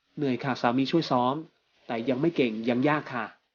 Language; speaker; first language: Thai; non-native, learner; Korean